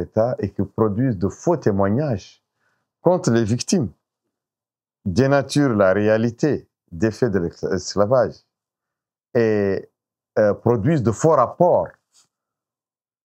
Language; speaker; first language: French; non-native, local second language; Arabic